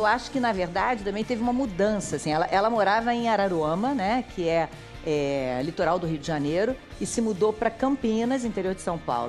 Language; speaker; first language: Portuguese; native; Portuguese